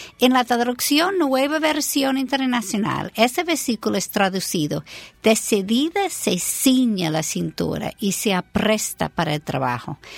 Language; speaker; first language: Spanish; non-native, fluent; English